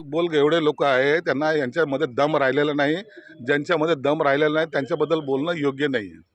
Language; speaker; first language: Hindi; non-native, local second language; Marathi